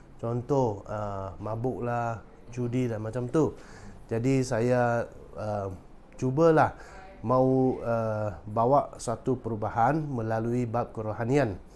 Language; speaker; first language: Malay; non-native, local second language; Chinese